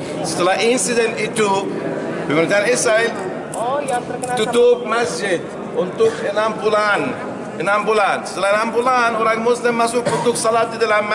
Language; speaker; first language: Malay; non-native, learner; Arabic